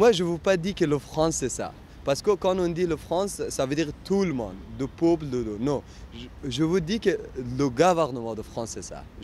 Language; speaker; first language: French; non-native, learner; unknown